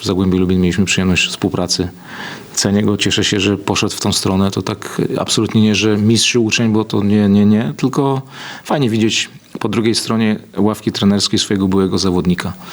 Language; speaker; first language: Polish; native; Polish